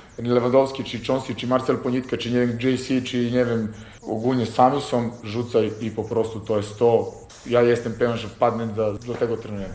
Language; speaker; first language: Polish; non-native, fluent; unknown